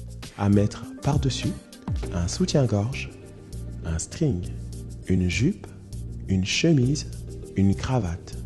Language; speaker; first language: French; native; French